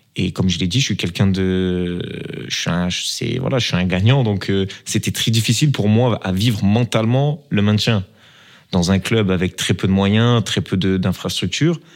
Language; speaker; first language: French; native; French